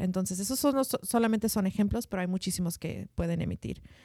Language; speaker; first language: Spanish; early bilingual, heritage; Spanish